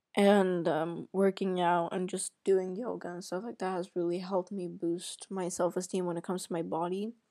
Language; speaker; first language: English; non-native, fluent; Arabic